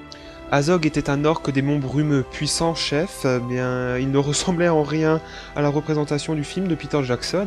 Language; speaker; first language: French; native; French